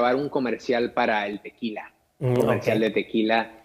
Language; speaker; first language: Spanish; native; Spanish